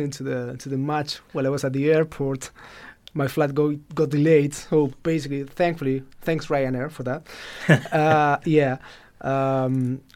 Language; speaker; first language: English; non-native, fluent; Spanish